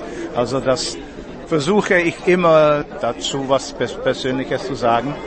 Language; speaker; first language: German; non-native, fluent; Czech